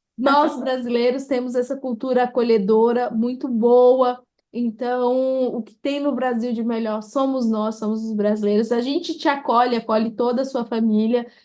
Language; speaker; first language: Portuguese; native; Portuguese